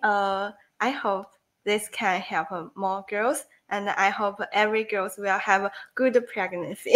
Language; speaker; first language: English; non-native, learner; Chinese